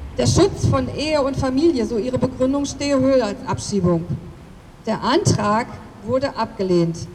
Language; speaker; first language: German; native; German